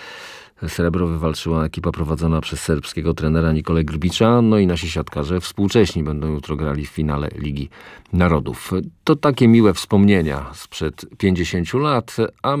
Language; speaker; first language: Polish; native; Polish